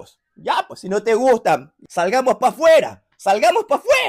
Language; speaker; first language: Spanish; native; Spanish